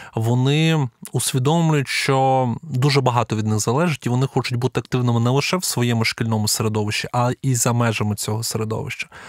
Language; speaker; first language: Ukrainian; non-native, local second language; Russian